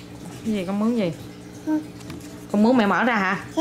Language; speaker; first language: Vietnamese; native; Vietnamese